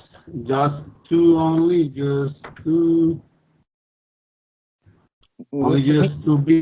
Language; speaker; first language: English; non-native, learner; Spanish